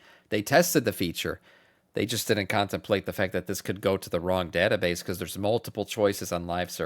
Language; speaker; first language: English; native; English